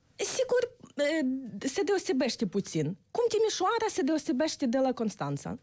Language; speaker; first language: Romanian; non-native, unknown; Ukrainian